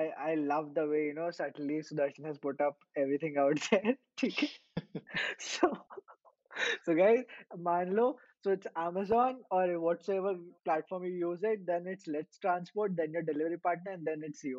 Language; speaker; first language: English; non-native, local second language; Hindi